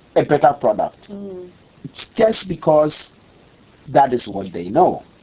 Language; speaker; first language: English; non-native, local second language; Akan